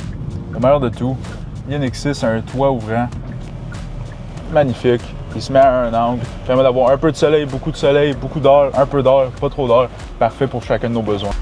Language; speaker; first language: French; native; French